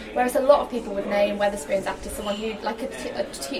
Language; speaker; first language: English; native; English